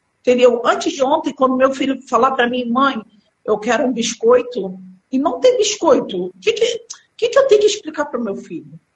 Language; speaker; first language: Portuguese; early bilingual, other home language; Arabic